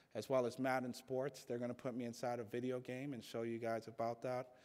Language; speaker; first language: English; native; English